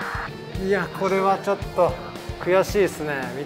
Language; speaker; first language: Japanese; native; Japanese